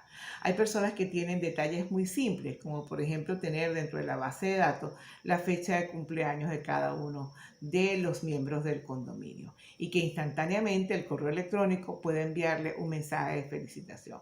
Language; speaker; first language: Spanish; native; Spanish